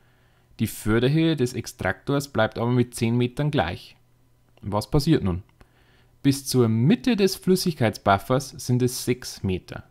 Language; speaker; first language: German; native; German